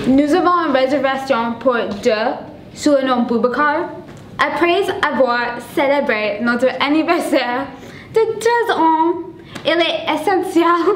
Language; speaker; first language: French; non-native, learner; English